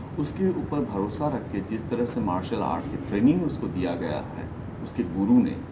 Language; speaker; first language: Hindi; non-native, local second language; Manipuri